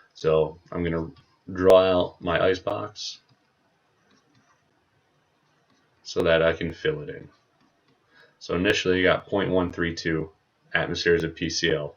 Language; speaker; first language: English; native; English